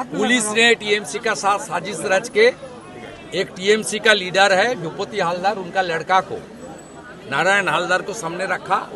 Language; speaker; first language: Hindi; non-native, local second language; Bangla